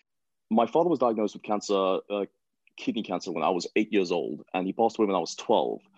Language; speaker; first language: English; native; English